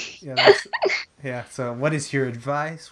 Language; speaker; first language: English; native; English